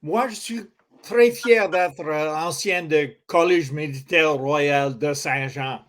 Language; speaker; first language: French; non-native, local second language; English